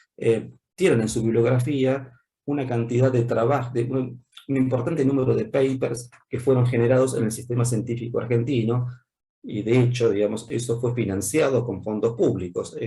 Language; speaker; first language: Spanish; native; Spanish